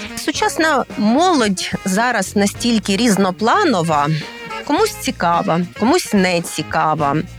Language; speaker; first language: Ukrainian; native; Ukrainian